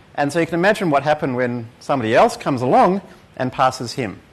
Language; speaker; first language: English; native; English